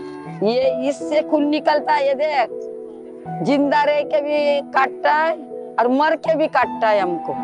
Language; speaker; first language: Hindi; non-native, local second language; Marathi